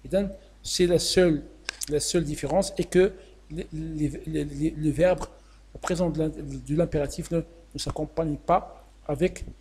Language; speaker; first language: French; non-native, local second language; Arabic